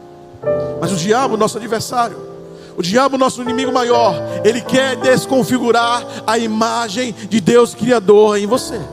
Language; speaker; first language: Portuguese; native; Portuguese